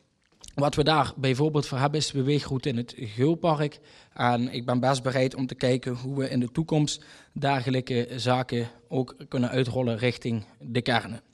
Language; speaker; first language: Dutch; native; Dutch